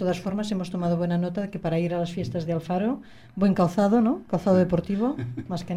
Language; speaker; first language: Spanish; non-native, local second language; Catalan